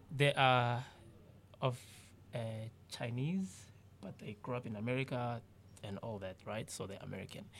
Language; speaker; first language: English; non-native, local second language; Zulu